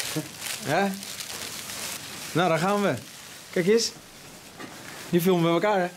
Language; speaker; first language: Dutch; native; Dutch